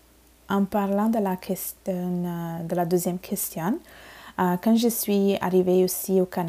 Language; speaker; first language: French; non-native, fluent; Bangla